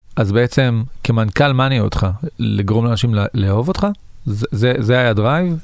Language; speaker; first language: Hebrew; non-native, local second language; Arabic